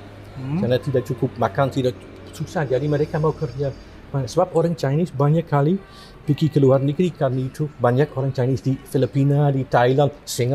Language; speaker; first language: Indonesian; non-native, fluent; Dutch